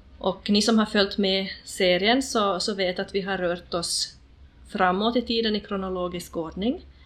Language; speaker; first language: Swedish; native; Swedish